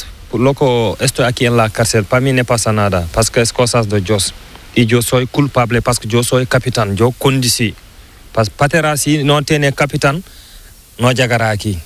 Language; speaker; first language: Spanish; non-native, learner; Fula